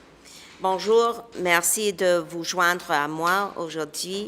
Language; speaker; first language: French; non-native, local second language; English